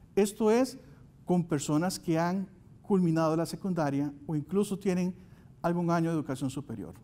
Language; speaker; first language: Spanish; native; Spanish